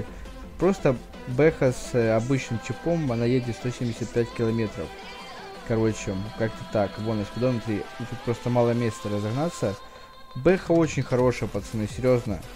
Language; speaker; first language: Russian; native; Russian